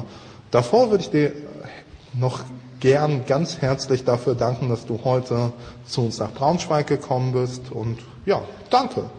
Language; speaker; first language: German; native; German